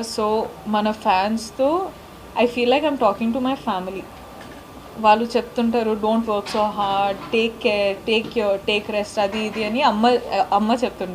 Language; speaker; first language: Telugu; non-native, local second language; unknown